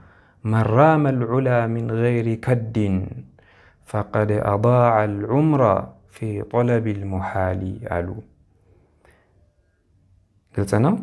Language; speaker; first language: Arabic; non-native, fluent; Amharic